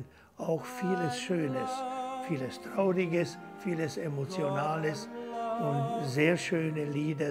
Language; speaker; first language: German; non-native, fluent; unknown